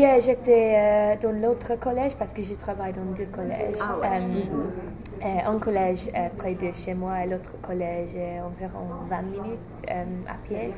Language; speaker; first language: French; non-native, fluent; English